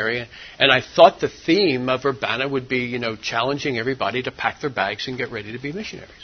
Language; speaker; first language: English; native; English